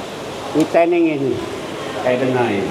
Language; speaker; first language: English; non-native, learner; Indonesian